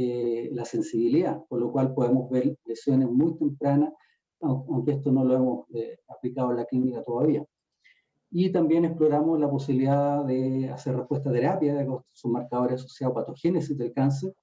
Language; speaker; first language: Spanish; native; Spanish